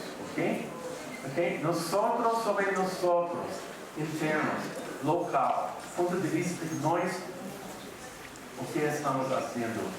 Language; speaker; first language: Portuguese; non-native, fluent; English